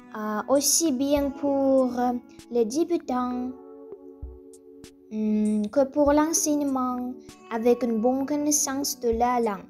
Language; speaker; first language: French; non-native, fluent; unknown